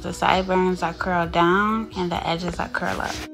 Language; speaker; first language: English; native; English